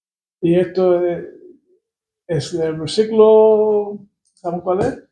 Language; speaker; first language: Spanish; non-native, fluent; English